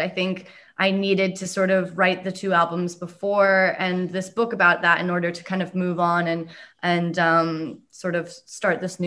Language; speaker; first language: English; native; English